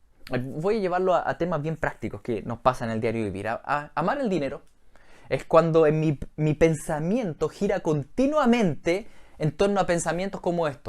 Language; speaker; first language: Spanish; native; Spanish